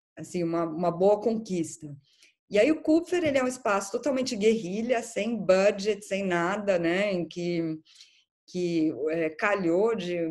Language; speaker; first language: Portuguese; native; Portuguese